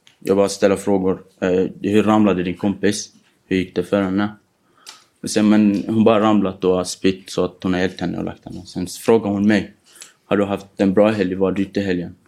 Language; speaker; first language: Swedish; non-native, fluent; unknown